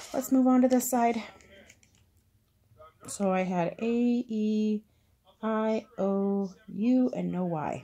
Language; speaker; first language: English; native; English